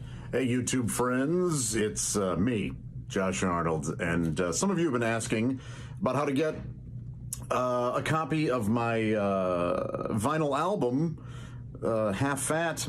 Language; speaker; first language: English; native; English